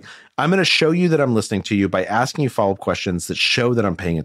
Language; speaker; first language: English; native; English